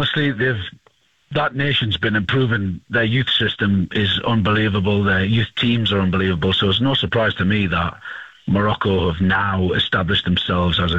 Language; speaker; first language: English; native; English